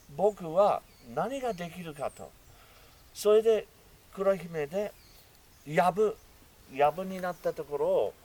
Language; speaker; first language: Japanese; non-native, fluent; English